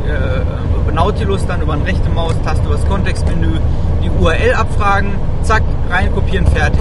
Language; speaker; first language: German; native; German